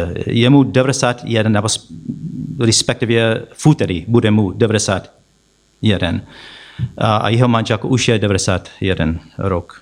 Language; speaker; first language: Czech; non-native, fluent; English